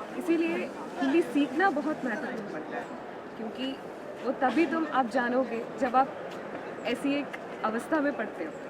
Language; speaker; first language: Hindi; non-native, local second language; Malayalam